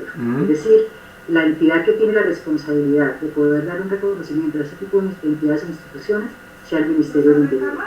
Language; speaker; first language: Spanish; native; Spanish